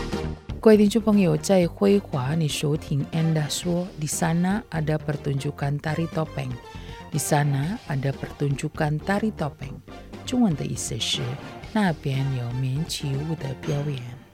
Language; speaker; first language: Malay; non-native, fluent; Chinese